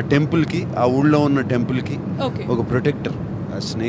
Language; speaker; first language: Telugu; native; Telugu